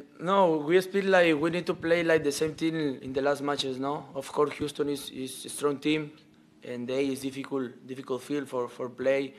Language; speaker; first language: English; non-native, learner; Spanish